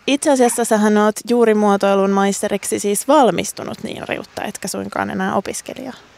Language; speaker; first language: Finnish; native; Finnish